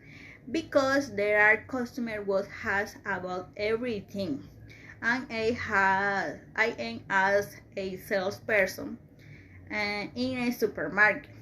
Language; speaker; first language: English; non-native, learner; Spanish